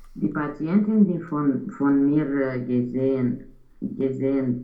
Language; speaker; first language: German; non-native, learner; Romanian